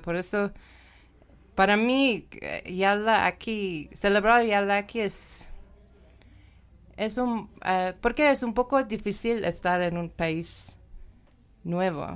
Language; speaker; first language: Spanish; non-native, learner; Persian